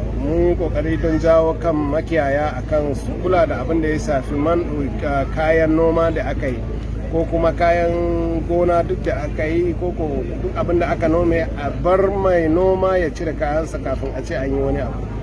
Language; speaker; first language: Hausa; non-native, local second language; Fula